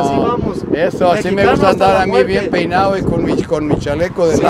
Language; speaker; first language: Spanish; native; Spanish